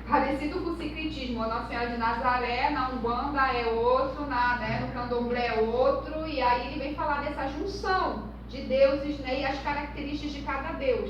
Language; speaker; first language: Portuguese; native; Portuguese